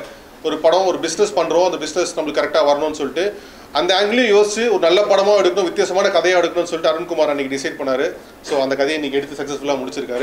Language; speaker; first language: Tamil; native; Tamil